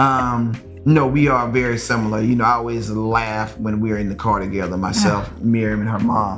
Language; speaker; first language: English; native; English